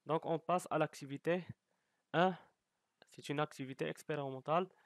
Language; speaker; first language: French; non-native, local second language; Arabic